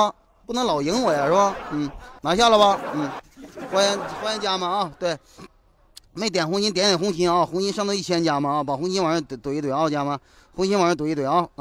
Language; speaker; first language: Chinese; native; Chinese